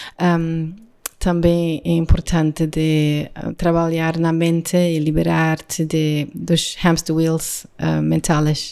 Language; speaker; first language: Portuguese; non-native, learner; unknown